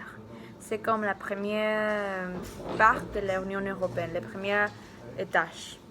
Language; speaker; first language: French; non-native, learner; Spanish